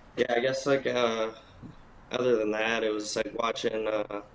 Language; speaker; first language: English; native; English